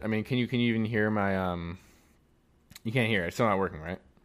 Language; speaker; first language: English; native; English